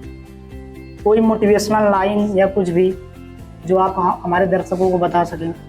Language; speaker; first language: Hindi; native; Hindi